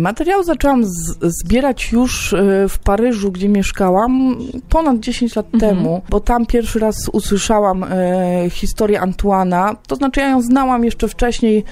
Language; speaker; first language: Polish; native; Polish